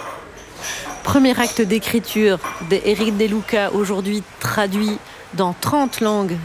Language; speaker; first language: French; native; French